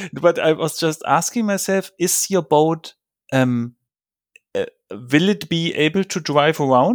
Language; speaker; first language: English; non-native, fluent; German